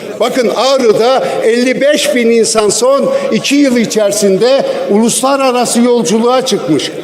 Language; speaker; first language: Turkish; non-native, local second language; Kurdish